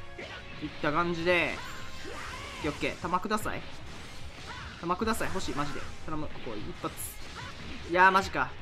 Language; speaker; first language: Japanese; native; Japanese